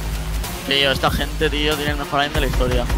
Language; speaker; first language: Spanish; native; Spanish